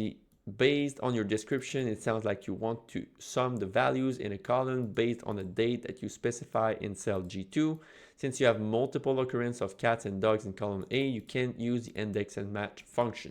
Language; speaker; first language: English; non-native, fluent; French